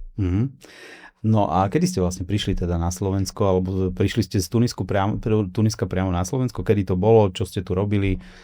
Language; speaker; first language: Slovak; native; Slovak